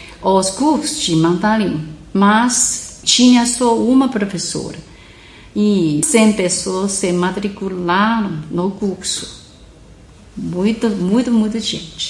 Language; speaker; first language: Portuguese; non-native, learner; Chinese